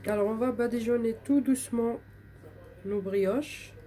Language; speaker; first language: French; non-native, local second language; Arabic